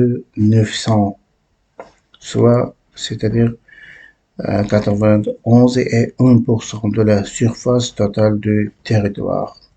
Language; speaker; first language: French; non-native, learner; Uzbek